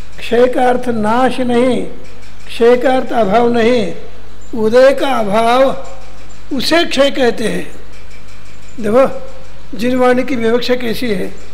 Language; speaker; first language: Hindi; non-native, local second language; Kannada